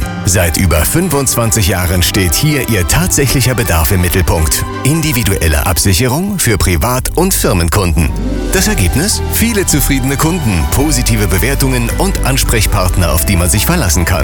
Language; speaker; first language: German; native; German